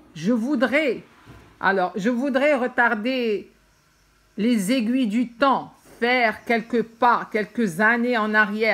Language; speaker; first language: French; non-native, local second language; Arabic